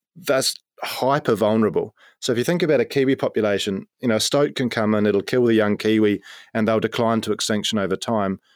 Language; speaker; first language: English; native; English